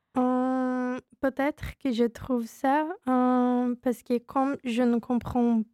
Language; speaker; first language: French; non-native, learner; Portuguese